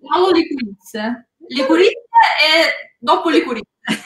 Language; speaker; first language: Italian; non-native, learner; Russian